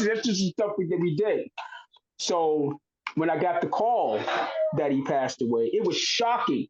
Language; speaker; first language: English; native; English